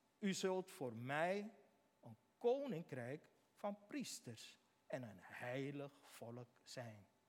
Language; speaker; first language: Dutch; native; Dutch